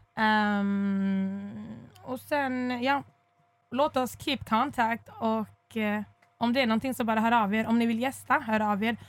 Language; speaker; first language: Swedish; early bilingual, other home language; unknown